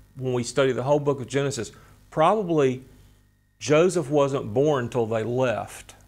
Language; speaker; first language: English; native; English